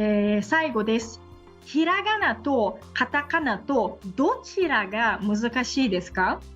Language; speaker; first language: Japanese; non-native, fluent; Portuguese